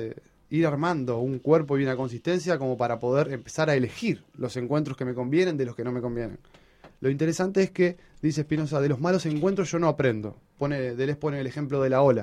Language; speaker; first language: Spanish; native; Spanish